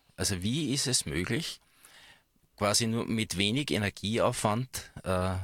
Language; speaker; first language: German; native; German